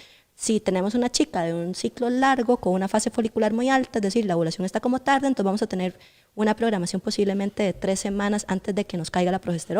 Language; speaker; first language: Spanish; native; Spanish